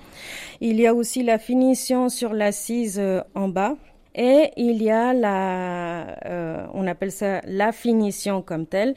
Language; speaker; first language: French; non-native, fluent; Spanish